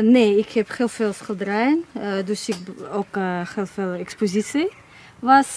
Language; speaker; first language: Dutch; non-native, learner; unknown